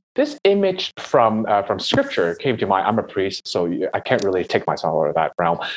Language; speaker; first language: English; non-native, local second language; Cantonese